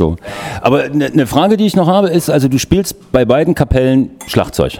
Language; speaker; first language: German; native; German